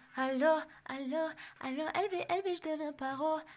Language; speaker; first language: French; native; French